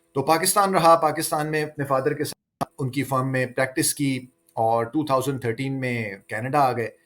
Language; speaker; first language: Urdu; native; Urdu